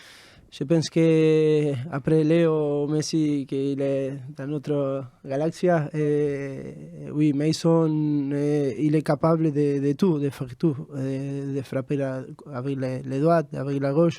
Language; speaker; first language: French; non-native, fluent; Spanish